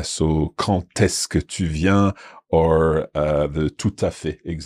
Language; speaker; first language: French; non-native, fluent; English